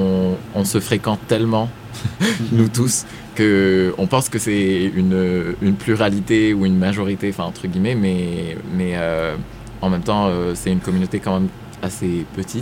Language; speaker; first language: French; non-native, local second language; Arabic